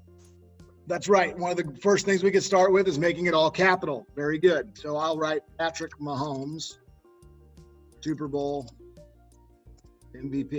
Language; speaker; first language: English; native; English